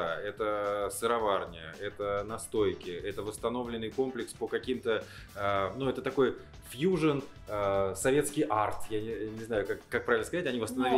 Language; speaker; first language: Russian; native; Russian